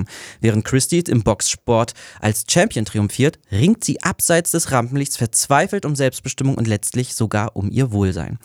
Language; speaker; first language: German; native; German